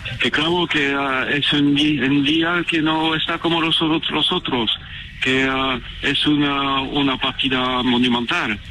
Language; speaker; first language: Spanish; non-native, learner; French